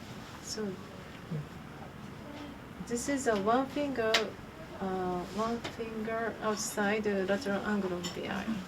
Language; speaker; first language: English; non-native, fluent; Japanese